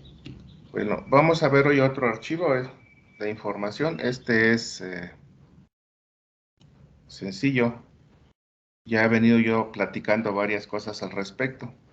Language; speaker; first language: Spanish; native; Spanish